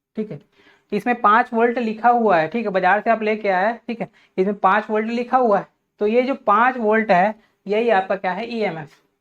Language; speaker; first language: Hindi; native; Hindi